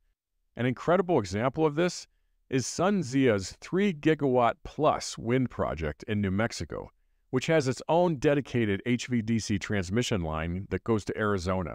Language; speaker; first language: English; native; English